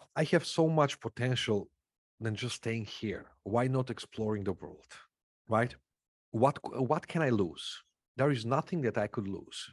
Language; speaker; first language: English; non-native, fluent; Macedonian